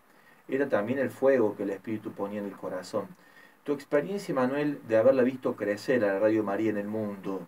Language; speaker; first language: Spanish; native; Spanish